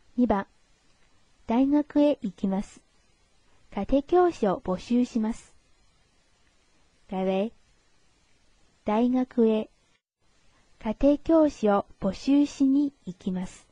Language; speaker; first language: Japanese; non-native, fluent; Chinese